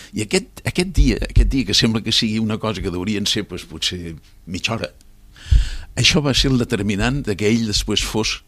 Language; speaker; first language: Catalan; native; Catalan